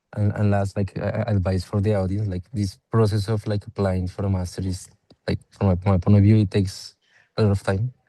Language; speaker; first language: English; non-native, fluent; Spanish